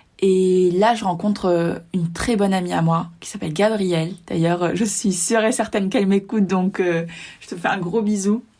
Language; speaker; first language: French; native; French